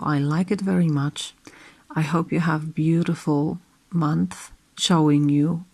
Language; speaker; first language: English; non-native, fluent; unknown